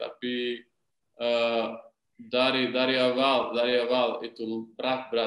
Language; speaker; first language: Indonesian; non-native, learner; Serbian